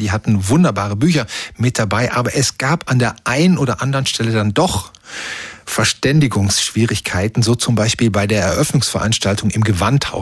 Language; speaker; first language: German; native; German